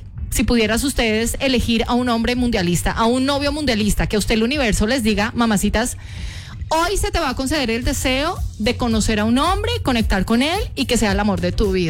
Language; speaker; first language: Spanish; native; Spanish